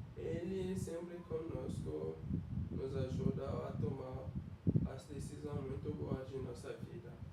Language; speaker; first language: Portuguese; non-native, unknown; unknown